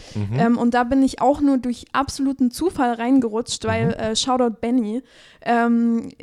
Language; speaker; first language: German; native; German